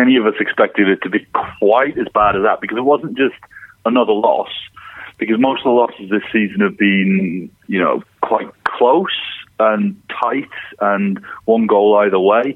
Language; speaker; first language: English; native; English